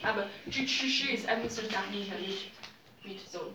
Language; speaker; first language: German; non-native, learner; Chinese